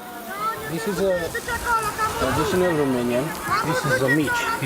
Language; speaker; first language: English; non-native, learner; Romanian